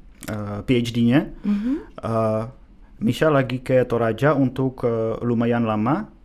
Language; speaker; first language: Indonesian; non-native, fluent; Czech